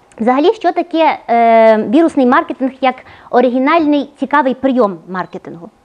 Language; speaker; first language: Ukrainian; native; Ukrainian